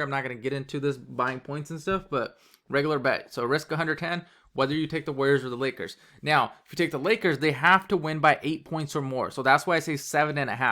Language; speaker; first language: English; native; English